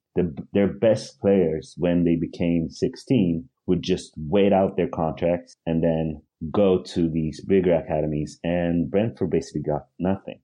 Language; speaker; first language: English; early bilingual, other home language; Swedish